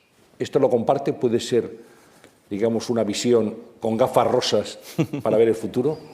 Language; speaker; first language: Spanish; native; Spanish